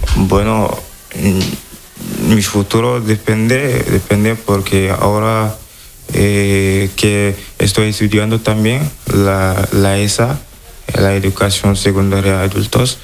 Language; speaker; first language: Spanish; non-native, learner; Wolof